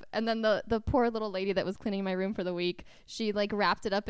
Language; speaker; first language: English; early bilingual, other home language; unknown